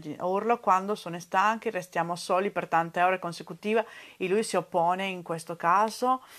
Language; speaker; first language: Italian; non-native, fluent; Spanish